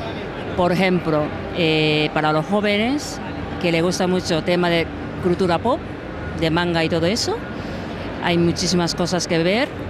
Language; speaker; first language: Spanish; non-native, fluent; Japanese